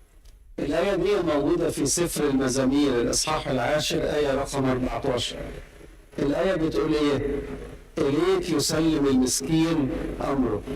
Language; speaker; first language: Arabic; native; Arabic